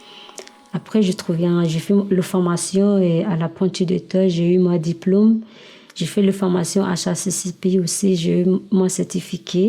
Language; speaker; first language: French; non-native, learner; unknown